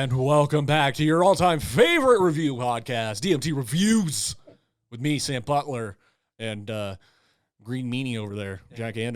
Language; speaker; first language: English; native; English